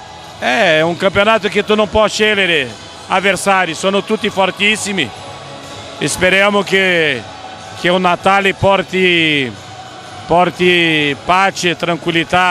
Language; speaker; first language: Italian; non-native, fluent; Portuguese